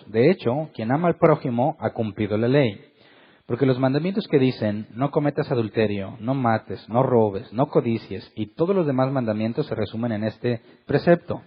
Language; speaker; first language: Spanish; native; Spanish